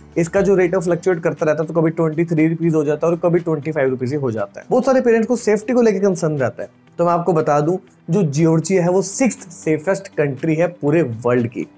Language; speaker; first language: Hindi; native; Hindi